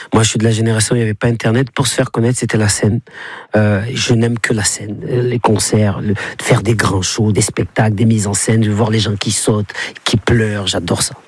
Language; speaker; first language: French; native; French